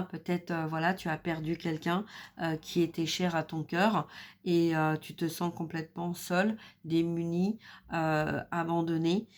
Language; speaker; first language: French; native; French